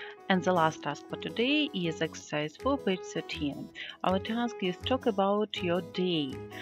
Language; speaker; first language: English; non-native, fluent; Ukrainian